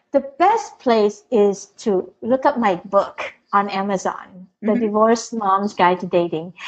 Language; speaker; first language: English; early bilingual, other home language; Vietnamese